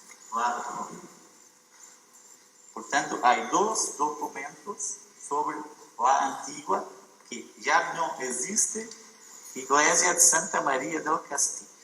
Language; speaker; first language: Portuguese; non-native, fluent; Spanish